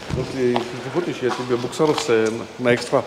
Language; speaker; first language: Russian; non-native, learner; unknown